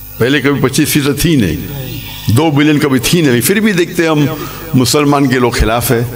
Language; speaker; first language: Urdu; non-native, local second language; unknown